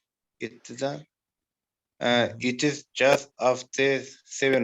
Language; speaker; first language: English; non-native, learner; Uzbek